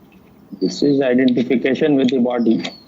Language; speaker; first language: English; non-native, fluent; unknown